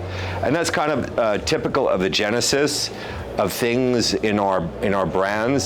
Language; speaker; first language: English; native; English